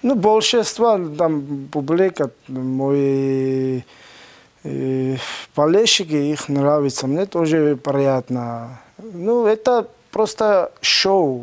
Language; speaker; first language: Russian; non-native, learner; Georgian